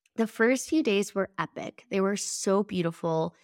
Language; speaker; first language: English; early bilingual, other home language; Spanish